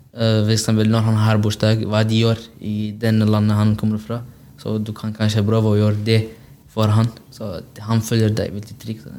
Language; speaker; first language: Norwegian; non-native, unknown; Arabic